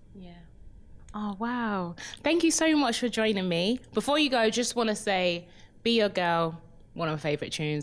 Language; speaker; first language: English; native; English